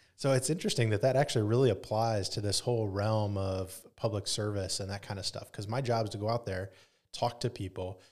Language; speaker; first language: English; native; English